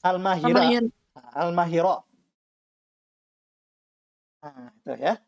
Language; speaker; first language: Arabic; non-native, fluent; Indonesian